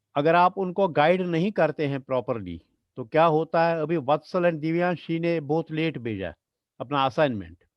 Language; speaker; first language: Hindi; non-native, local second language; Kashmiri